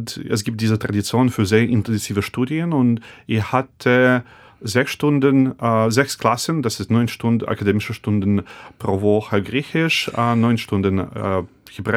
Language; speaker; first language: German; non-native, fluent; Russian